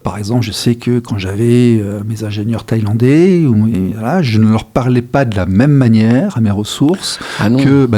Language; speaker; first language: French; native; French